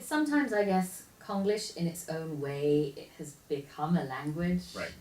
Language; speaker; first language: English; early bilingual, other home language; Korean